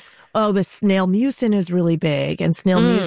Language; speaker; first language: English; native; English